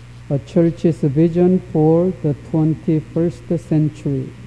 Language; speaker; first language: English; non-native, fluent; Korean